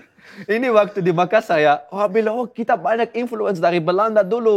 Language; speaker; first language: Indonesian; non-native, fluent; Dutch